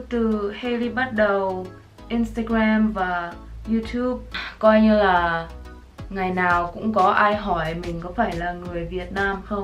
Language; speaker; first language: Vietnamese; early bilingual, heritage; Vietnamese